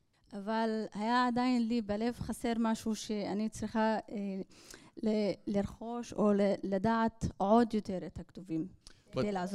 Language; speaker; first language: Hebrew; non-native, local second language; Arabic